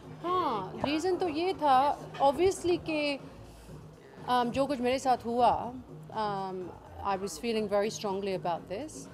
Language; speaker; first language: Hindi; early bilingual, heritage; English